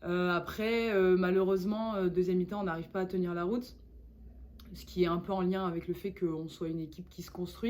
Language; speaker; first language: French; native; French